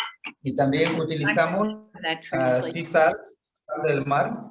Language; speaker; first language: Spanish; non-native, local second language; Zapotec